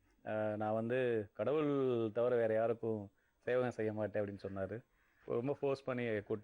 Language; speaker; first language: Tamil; native; Tamil